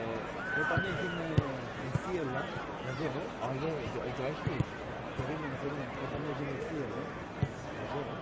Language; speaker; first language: Greek; early bilingual, heritage; Greek